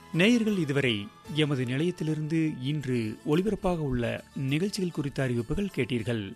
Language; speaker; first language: Tamil; native; Tamil